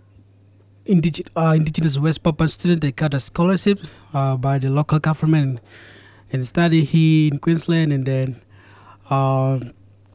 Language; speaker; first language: English; non-native, fluent; Indonesian